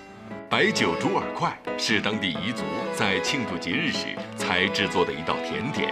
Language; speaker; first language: Chinese; native; Chinese